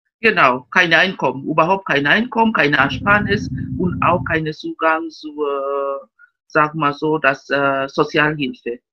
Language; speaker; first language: German; non-native, fluent; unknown